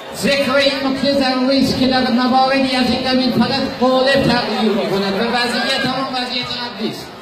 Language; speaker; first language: Persian; non-native, local second language; Azerbaijani